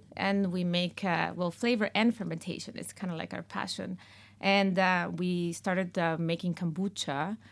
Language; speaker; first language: English; non-native, fluent; Spanish